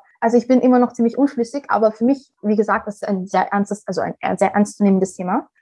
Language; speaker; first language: German; early bilingual, other home language; Somali